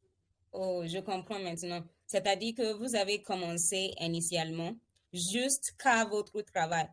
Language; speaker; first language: French; non-native, fluent; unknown